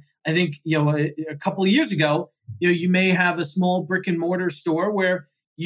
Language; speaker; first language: English; native; English